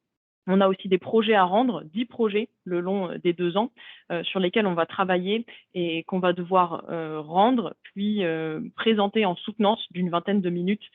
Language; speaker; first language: French; native; French